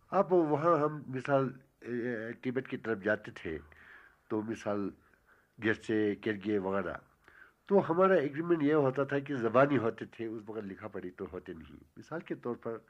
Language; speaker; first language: Urdu; non-native, local second language; Ladakhi